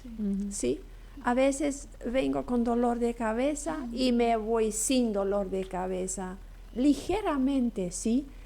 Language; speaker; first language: Spanish; non-native, local second language; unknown